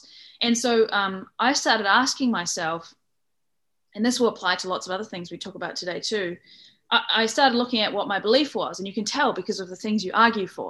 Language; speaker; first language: English; native; English